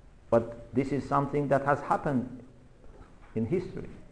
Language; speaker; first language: English; non-native, fluent; Persian